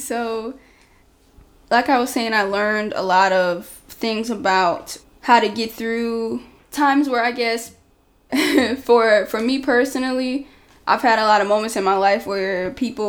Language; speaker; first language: English; native; English